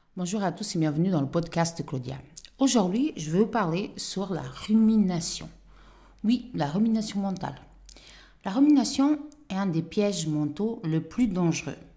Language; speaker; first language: French; non-native, fluent; Portuguese